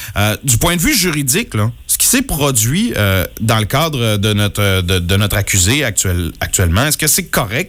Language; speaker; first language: French; native; French